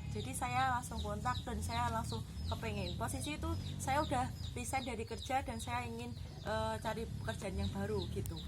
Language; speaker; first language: Indonesian; non-native, local second language; Javanese